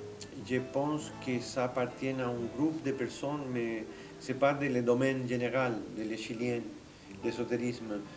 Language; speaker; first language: French; non-native, fluent; Spanish